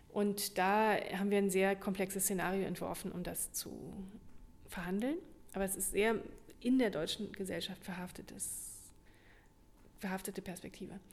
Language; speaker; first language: German; native; German